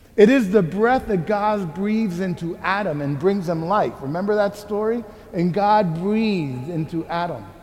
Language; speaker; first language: English; early bilingual, other home language; Spanish